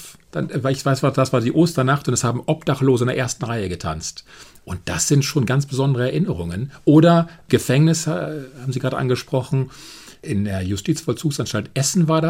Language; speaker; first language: German; native; German